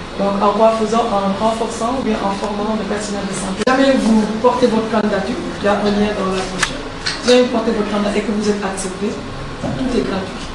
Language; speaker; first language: French; non-native, local second language; Wolof